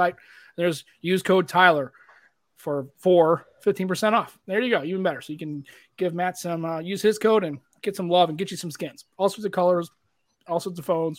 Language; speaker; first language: English; native; English